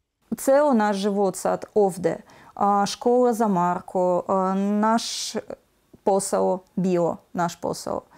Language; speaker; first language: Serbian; non-native, learner; Russian